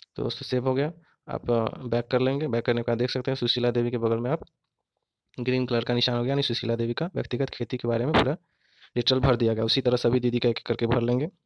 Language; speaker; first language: Hindi; native; Hindi